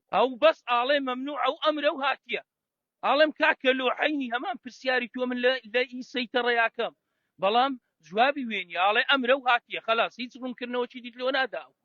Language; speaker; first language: Central Kurdish; native; Central Kurdish